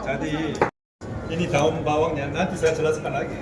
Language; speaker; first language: Indonesian; non-native, learner; Korean